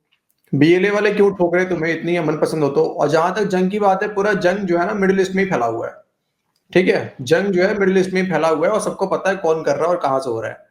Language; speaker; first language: Hindi; native; Hindi